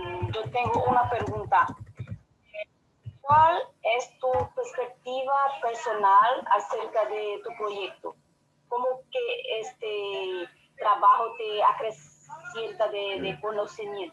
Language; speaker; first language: Spanish; non-native, fluent; Portuguese